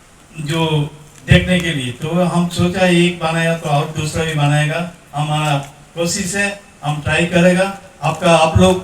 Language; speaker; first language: Hindi; non-native, local second language; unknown